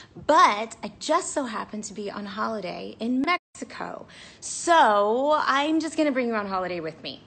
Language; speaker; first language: English; native; English